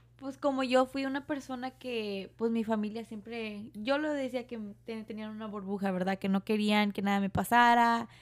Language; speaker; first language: Spanish; early bilingual, heritage; Spanish